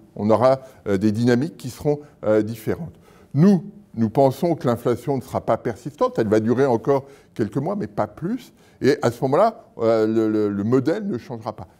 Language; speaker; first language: French; native; French